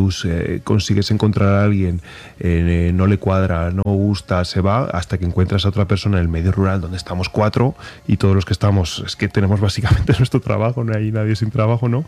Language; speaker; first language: Spanish; native; Spanish